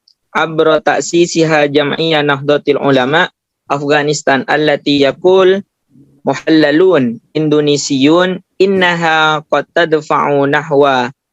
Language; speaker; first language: Arabic; non-native, learner; Indonesian